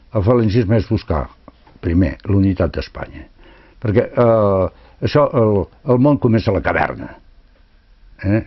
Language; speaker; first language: Catalan; non-native, local second language; Spanish